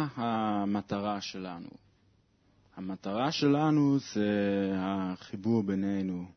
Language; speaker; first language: Hebrew; non-native, learner; Swiss German